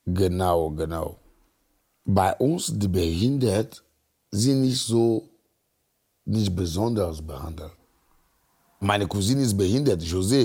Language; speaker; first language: German; non-native, learner; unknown